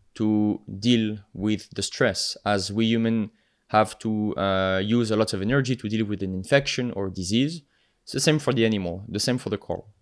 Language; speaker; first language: English; non-native, fluent; French